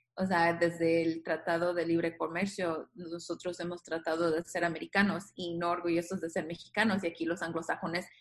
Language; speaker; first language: Spanish; native; Spanish